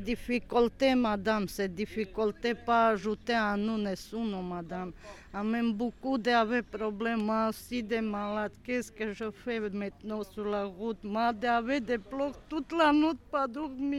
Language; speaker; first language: French; non-native, learner; Serbian